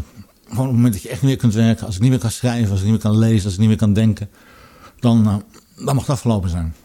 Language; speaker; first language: Dutch; native; Dutch